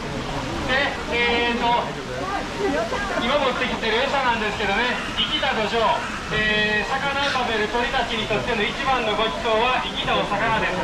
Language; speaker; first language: Japanese; native; Japanese